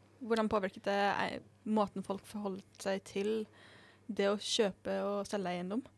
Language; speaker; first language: Norwegian; native; Norwegian